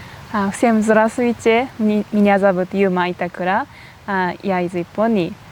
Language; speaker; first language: Russian; non-native, learner; Japanese